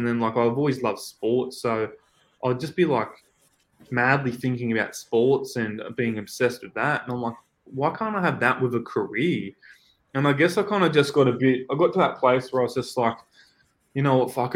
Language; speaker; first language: English; native; English